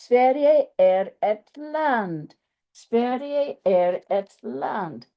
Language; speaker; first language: Swedish; non-native, fluent; English